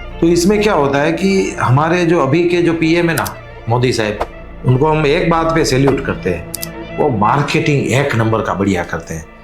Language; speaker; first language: Hindi; non-native, local second language; Gujarati